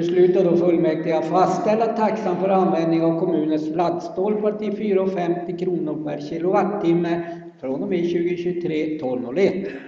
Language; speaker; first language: Swedish; native; Swedish